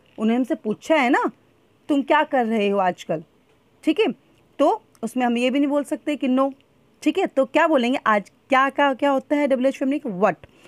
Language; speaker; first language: Hindi; native; Hindi